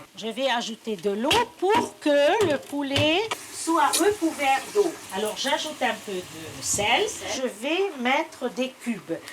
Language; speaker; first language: French; non-native, fluent; Hungarian